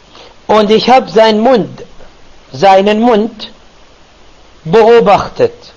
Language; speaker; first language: German; non-native, fluent; Arabic